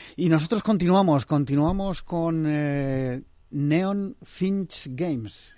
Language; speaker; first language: Spanish; native; Spanish